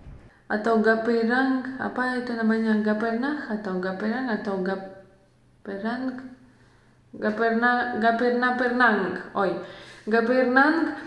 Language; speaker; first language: Indonesian; non-native, learner; Russian